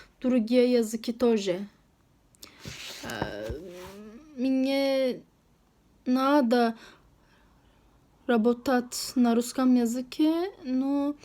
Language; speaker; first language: Russian; non-native, learner; Turkish